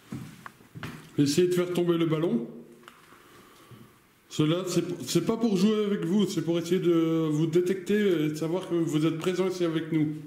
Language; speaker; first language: French; native; French